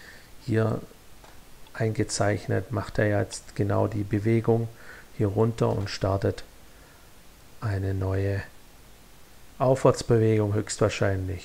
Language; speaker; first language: German; native; German